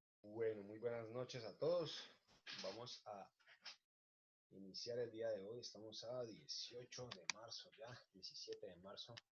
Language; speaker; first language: Spanish; native; Spanish